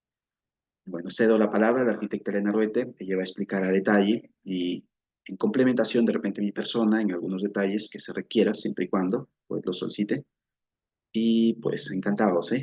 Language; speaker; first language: Spanish; native; Spanish